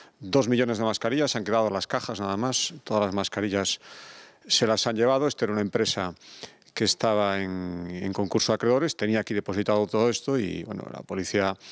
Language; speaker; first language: Spanish; native; Spanish